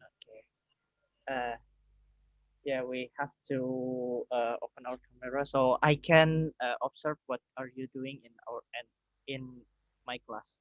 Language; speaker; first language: English; non-native, learner; Indonesian